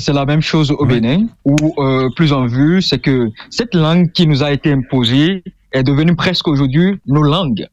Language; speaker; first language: French; non-native, local second language; Fon